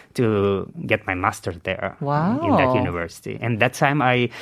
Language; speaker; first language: English; non-native, learner; Uzbek